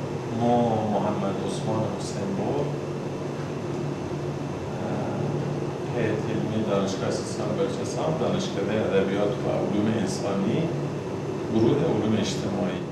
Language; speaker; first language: Persian; non-native, local second language; Baluchi